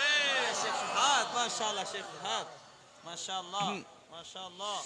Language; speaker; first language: Arabic; non-native, learner; Urdu